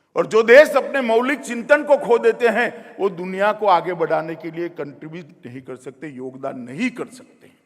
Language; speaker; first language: Hindi; non-native, local second language; Gujarati